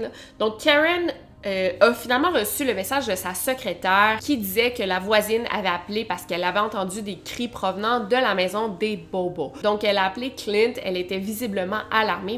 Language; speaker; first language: French; native; French